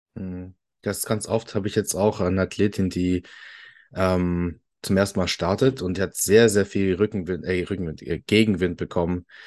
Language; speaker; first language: German; early bilingual, other home language; Italian